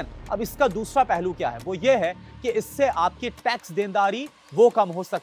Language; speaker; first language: Hindi; native; Hindi